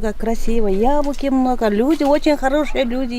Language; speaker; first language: Russian; non-native, local second language; Uzbek